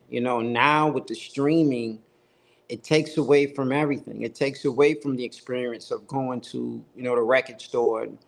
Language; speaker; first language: English; native; English